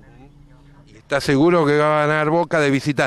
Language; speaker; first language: Spanish; native; Spanish